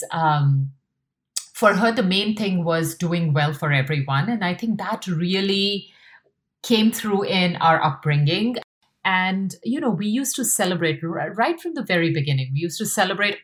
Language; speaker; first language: English; non-native, local second language; Hindi